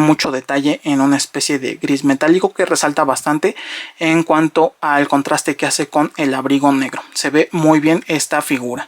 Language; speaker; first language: Spanish; native; Spanish